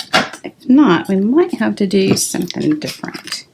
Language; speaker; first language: English; native; English